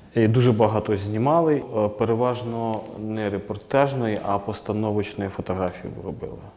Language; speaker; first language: Ukrainian; native; Ukrainian